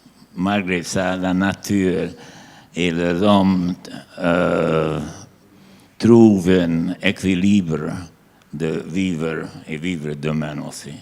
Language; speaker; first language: French; non-native, learner; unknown